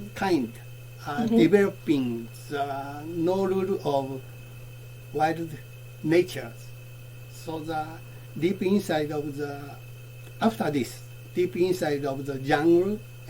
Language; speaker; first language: English; non-native, learner; Japanese